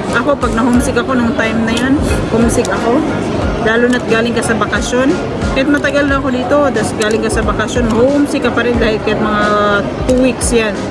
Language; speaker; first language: Filipino; non-native, local second language; Cebuano